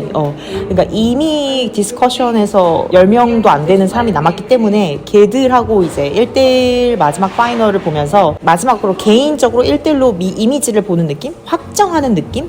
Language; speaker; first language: Korean; native; Korean